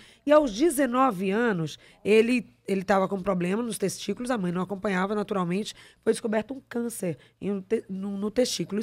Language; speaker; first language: Portuguese; native; Portuguese